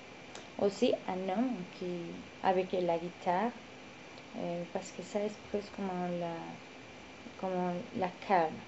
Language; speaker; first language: French; non-native, learner; Spanish